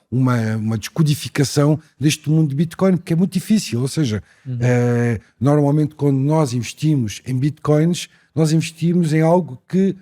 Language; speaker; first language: Portuguese; native; Portuguese